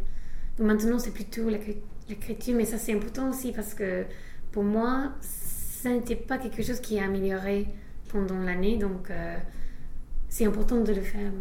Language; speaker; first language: French; non-native, fluent; English